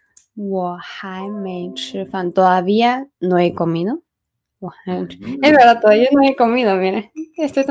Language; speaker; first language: Spanish; non-native, fluent; Chinese